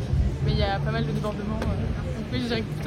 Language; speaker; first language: French; native; French